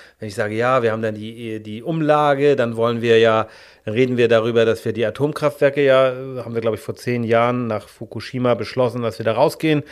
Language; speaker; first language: German; native; German